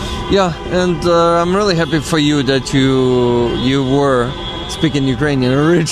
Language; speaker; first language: English; non-native, fluent; Ukrainian